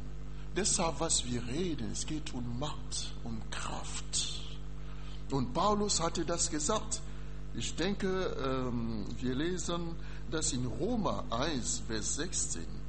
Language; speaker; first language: German; non-native, learner; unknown